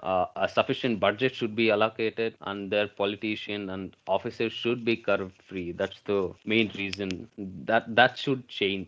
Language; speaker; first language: English; non-native, local second language; Kannada